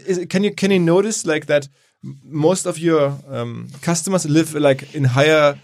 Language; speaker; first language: English; non-native, fluent; German